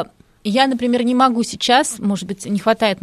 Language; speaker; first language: Russian; native; Russian